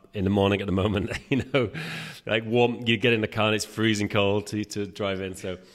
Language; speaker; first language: English; native; English